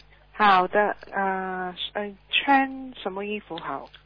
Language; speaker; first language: Chinese; early bilingual, heritage; Chinese